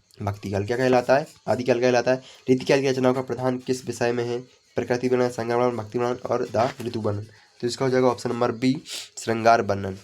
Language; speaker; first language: Hindi; native; Hindi